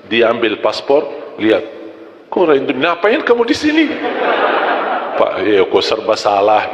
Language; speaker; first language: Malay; non-native, fluent; Arabic